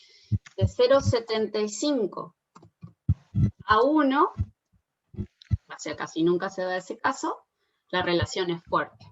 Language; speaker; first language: Spanish; native; Spanish